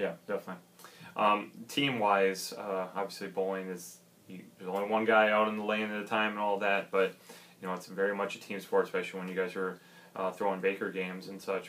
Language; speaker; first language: English; native; English